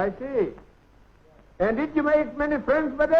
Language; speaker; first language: English; non-native, fluent; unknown